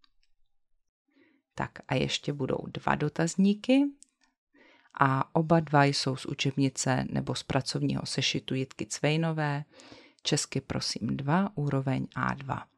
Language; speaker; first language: Czech; native; Czech